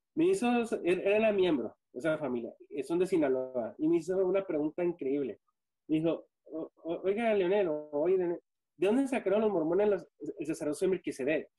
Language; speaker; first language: Spanish; native; Spanish